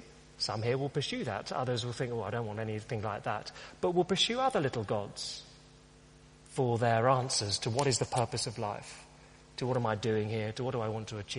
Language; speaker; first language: English; native; English